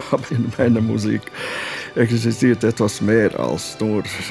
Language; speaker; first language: German; non-native, learner; Latvian